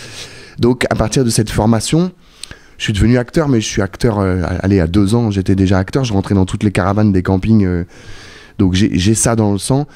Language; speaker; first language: French; native; French